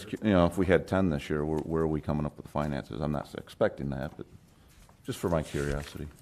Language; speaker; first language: English; native; English